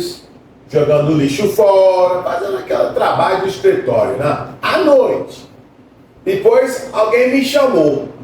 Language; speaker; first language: Portuguese; non-native, fluent; English